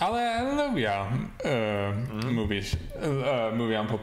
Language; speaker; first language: Polish; non-native, learner; English